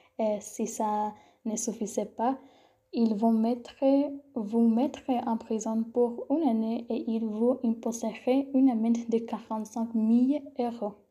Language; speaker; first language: French; non-native, learner; Spanish